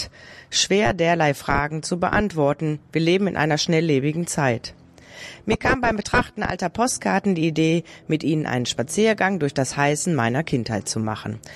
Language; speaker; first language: German; native; German